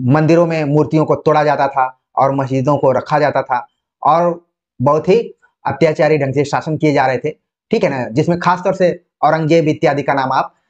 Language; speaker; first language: Hindi; native; Hindi